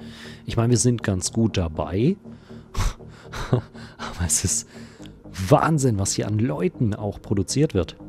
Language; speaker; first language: German; native; German